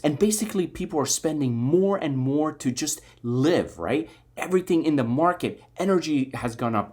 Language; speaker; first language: English; native; English